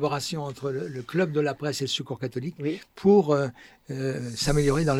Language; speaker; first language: French; native; French